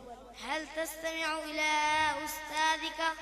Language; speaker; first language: Arabic; non-native, learner; Urdu